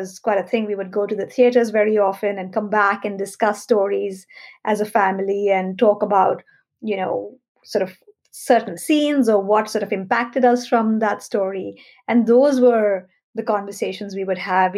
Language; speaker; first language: English; non-native, local second language; Hindi